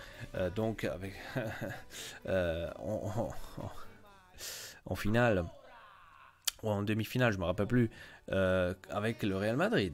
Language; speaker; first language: French; native; French